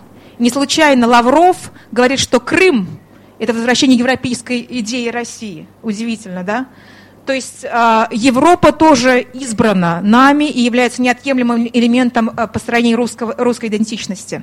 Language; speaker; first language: Russian; native; Russian